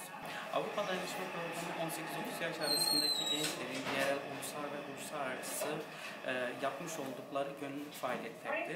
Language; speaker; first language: Turkish; native; Turkish